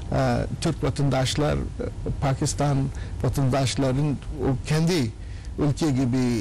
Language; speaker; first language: Turkish; non-native, learner; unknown